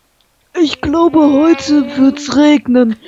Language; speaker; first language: German; native; German